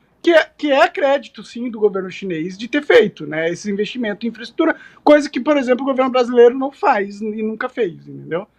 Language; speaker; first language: Portuguese; native; Portuguese